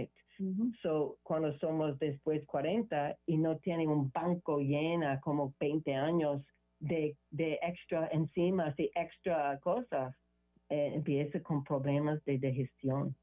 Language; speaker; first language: Spanish; non-native, learner; English